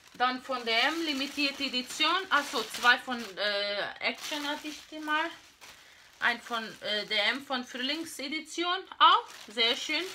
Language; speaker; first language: German; non-native, learner; Portuguese